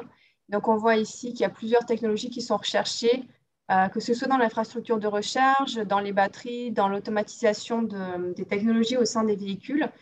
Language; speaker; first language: French; native; French